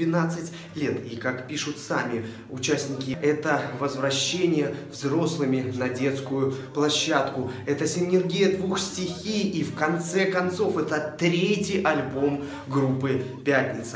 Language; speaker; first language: Russian; native; Russian